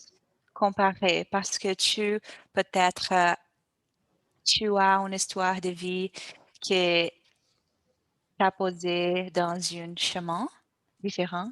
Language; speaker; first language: French; non-native, learner; Portuguese